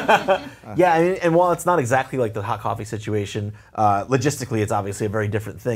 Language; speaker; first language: English; native; English